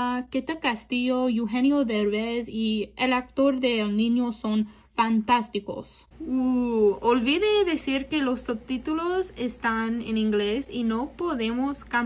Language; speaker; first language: Spanish; non-native, learner; English